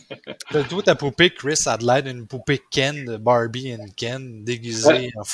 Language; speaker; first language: French; native; French